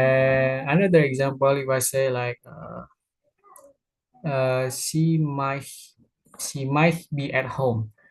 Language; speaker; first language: English; non-native, learner; Indonesian